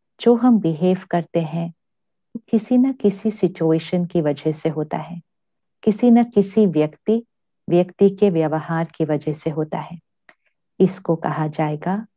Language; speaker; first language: Hindi; native; Hindi